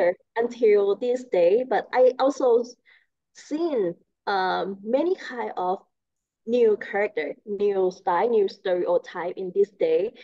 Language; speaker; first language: English; non-native, learner; Thai